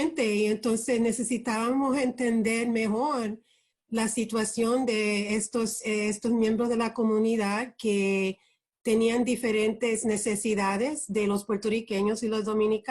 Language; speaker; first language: Spanish; early bilingual, heritage; Spanish